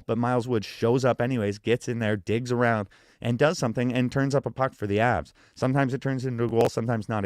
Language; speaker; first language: English; native; English